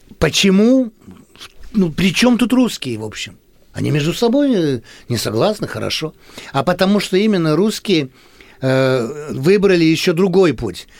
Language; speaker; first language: Russian; early bilingual, heritage; Russian